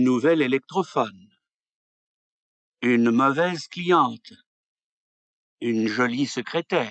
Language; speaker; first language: French; native; French